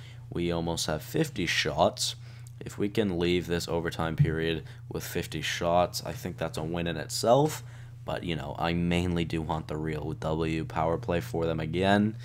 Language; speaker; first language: English; native; English